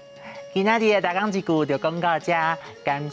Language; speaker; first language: Chinese; native; Chinese